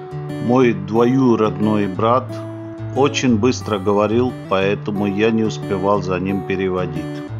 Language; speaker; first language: Russian; non-native, fluent; Hindi